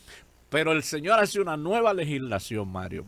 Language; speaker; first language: Spanish; native; Spanish